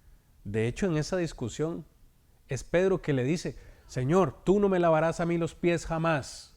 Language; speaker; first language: Spanish; native; Spanish